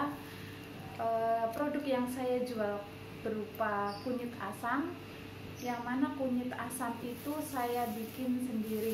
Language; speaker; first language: Indonesian; non-native, local second language; Javanese